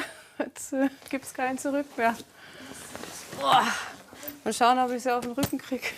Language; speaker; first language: German; native; German